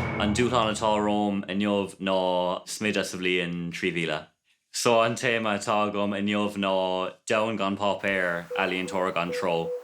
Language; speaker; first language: Irish; non-native, local second language; English